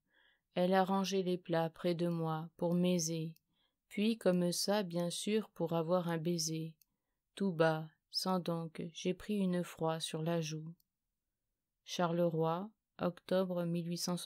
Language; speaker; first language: French; native; French